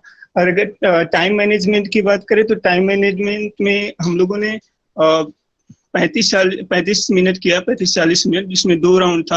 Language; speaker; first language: Hindi; native; Hindi